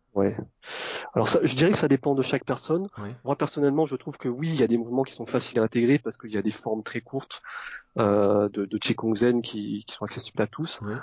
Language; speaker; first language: French; early bilingual, other home language; Vietnamese